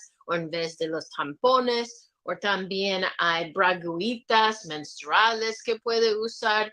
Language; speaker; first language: Spanish; non-native, learner; English